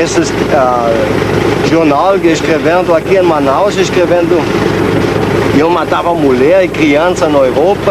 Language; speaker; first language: Portuguese; non-native, learner; German